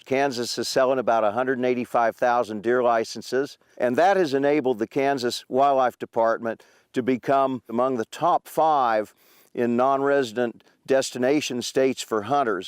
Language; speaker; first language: English; native; English